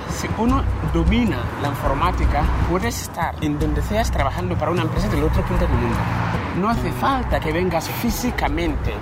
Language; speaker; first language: Spanish; non-native, fluent; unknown